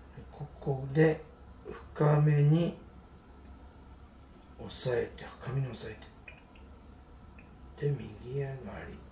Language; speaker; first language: Japanese; native; Japanese